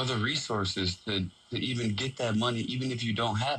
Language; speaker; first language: English; native; English